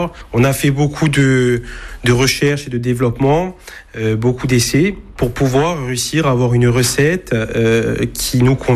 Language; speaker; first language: French; native; French